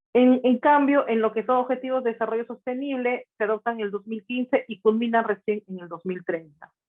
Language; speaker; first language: Spanish; native; Spanish